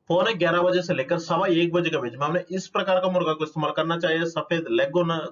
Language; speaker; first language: Hindi; non-native, local second language; Telugu